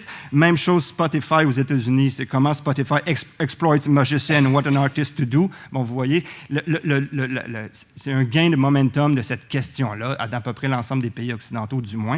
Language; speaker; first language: French; native; French